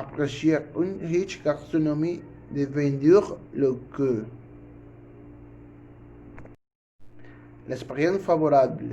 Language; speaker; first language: French; non-native, learner; Spanish